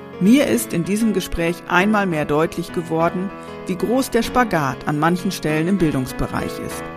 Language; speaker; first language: German; native; German